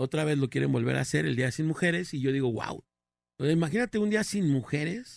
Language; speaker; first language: Spanish; native; Spanish